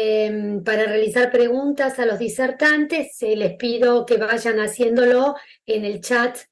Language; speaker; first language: Spanish; native; Spanish